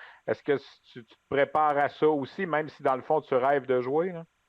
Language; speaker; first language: French; native; French